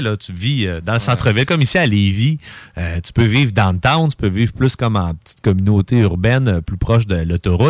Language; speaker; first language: French; native; French